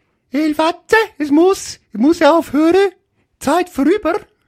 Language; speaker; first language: German; native; German